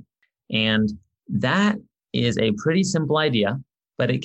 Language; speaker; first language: English; native; English